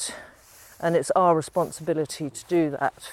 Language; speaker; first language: English; native; English